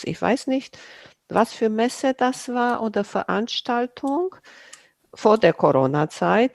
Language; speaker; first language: German; non-native, fluent; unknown